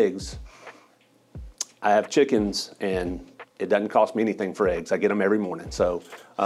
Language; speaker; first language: English; native; English